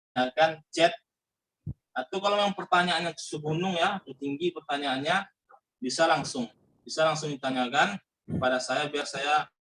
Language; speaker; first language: Indonesian; native; Indonesian